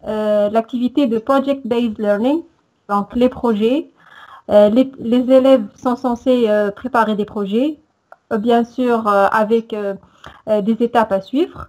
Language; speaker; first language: French; non-native, local second language; Arabic